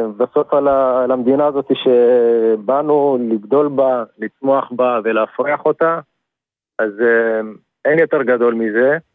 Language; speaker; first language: Hebrew; early bilingual, other home language; Amharic